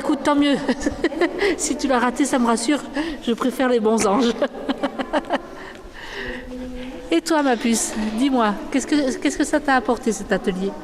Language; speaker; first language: French; native; French